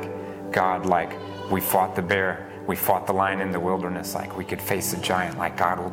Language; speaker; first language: English; native; English